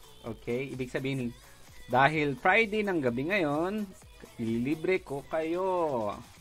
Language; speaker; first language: Filipino; native; Filipino